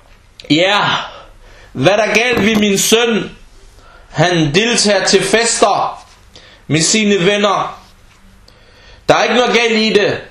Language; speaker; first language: Danish; early bilingual, other home language; Arabic